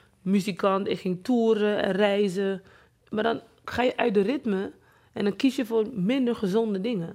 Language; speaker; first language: Dutch; non-native, fluent; English